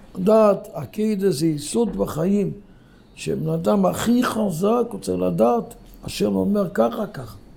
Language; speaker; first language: Hebrew; non-native, local second language; Yiddish